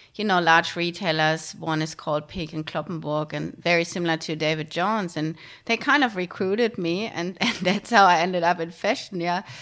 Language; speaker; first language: English; non-native, fluent; German